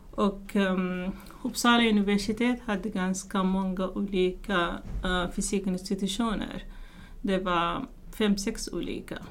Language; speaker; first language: Swedish; non-native, fluent; Arabic